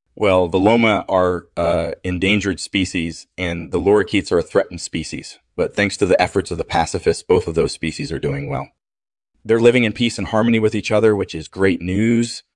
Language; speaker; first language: English; native; English